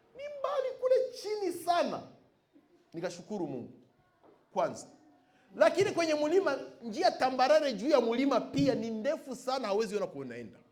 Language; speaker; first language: Swahili; non-native, local second language; Bembe